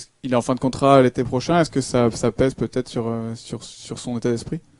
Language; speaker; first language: French; native; French